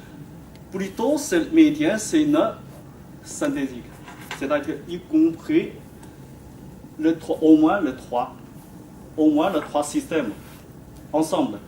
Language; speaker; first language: French; non-native, fluent; Chinese